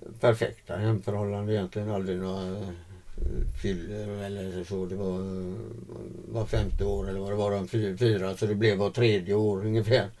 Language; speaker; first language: Swedish; native; Swedish